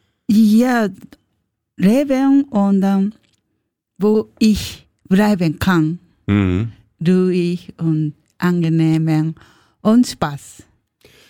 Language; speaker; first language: German; non-native, learner; Japanese